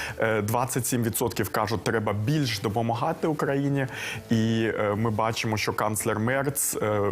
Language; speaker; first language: Ukrainian; non-native, local second language; Russian